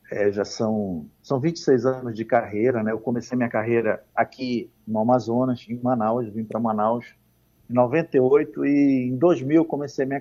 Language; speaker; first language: Portuguese; native; Portuguese